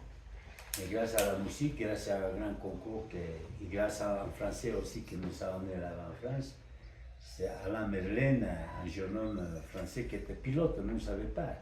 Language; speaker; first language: French; non-native, fluent; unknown